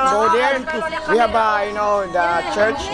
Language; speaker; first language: English; non-native, local second language; Cebuano